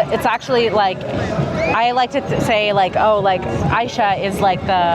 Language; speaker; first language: English; early bilingual, other home language; Urdu